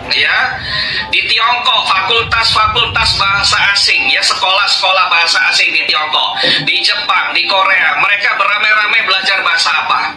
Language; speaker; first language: Indonesian; native; Indonesian